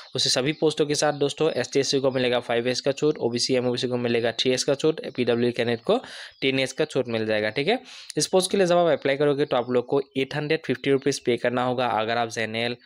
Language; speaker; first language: Hindi; non-native, local second language; Assamese